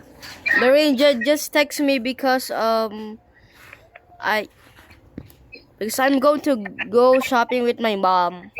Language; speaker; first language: English; non-native, local second language; Filipino